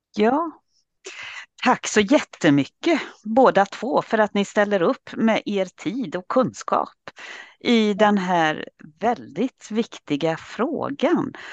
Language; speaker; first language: Swedish; early bilingual, other home language; Finnish